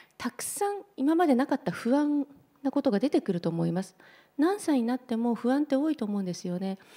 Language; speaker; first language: Japanese; native; Japanese